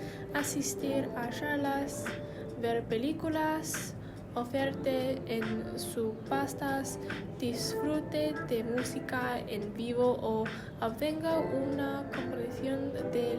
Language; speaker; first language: Spanish; non-native, learner; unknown